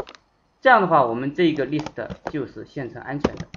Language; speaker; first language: Chinese; native; Chinese